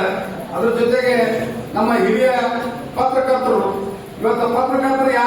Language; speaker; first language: Kannada; native; Kannada